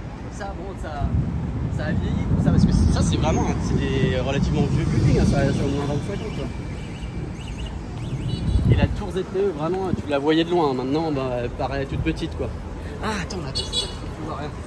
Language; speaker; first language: French; native; French